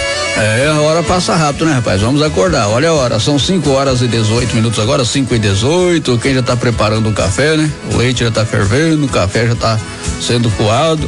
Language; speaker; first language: Portuguese; native; Portuguese